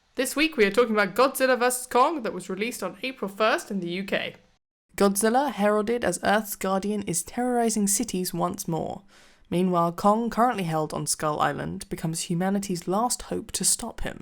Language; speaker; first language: English; native; English